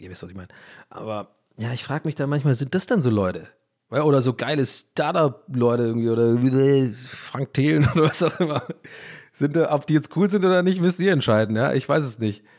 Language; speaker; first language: German; native; German